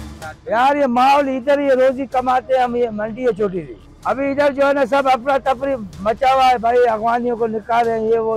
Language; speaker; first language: Hindi; non-native, local second language; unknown